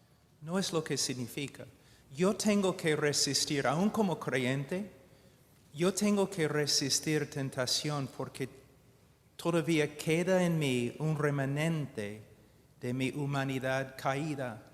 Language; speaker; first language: Spanish; non-native, fluent; English